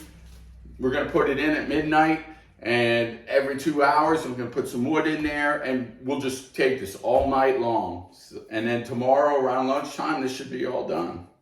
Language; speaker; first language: English; native; English